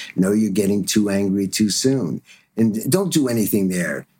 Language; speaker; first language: English; early bilingual, other home language; German